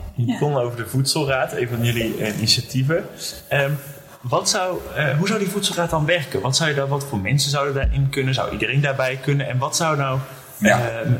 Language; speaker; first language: Dutch; native; Dutch